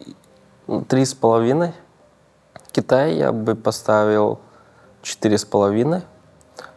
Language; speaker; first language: Russian; non-native, fluent; Korean